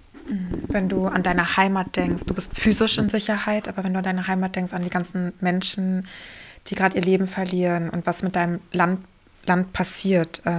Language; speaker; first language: German; native; German